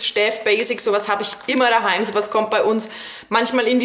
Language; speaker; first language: German; native; German